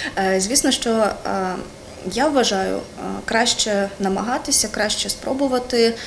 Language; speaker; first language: Ukrainian; non-native, local second language; Russian